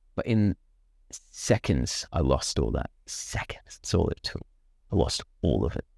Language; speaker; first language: English; non-native, local second language; Sinhala